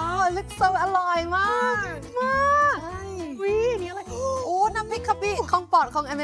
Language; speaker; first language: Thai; non-native, fluent; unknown